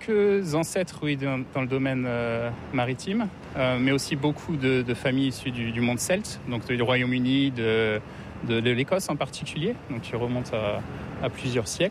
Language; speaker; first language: French; native; French